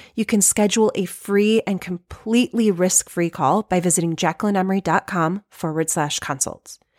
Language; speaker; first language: English; native; English